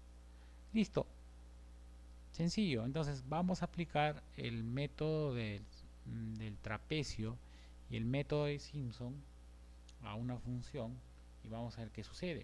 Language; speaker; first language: Spanish; native; Spanish